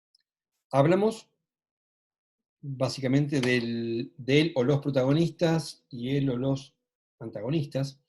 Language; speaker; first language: Spanish; native; Spanish